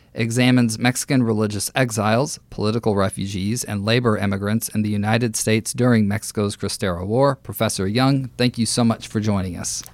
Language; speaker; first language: English; native; English